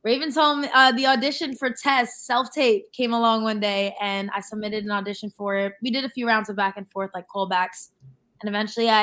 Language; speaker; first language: English; native; English